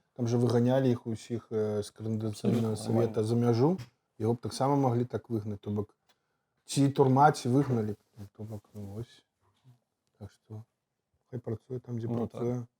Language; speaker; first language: Belarusian; native; Belarusian